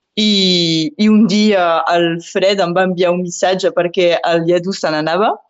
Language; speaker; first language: Catalan; non-native, local second language; French